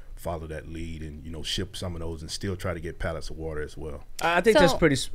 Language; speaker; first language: English; native; English